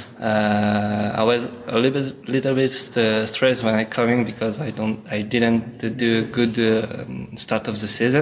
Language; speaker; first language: English; non-native, learner; French